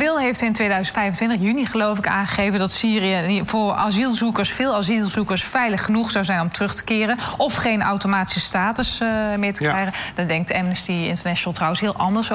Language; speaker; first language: Dutch; native; Dutch